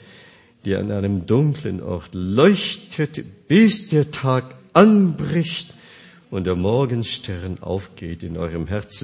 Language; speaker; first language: German; non-native, fluent; Korean